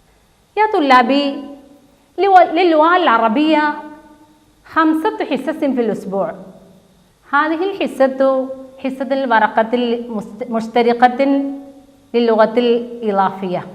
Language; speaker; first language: Arabic; non-native, fluent; Malayalam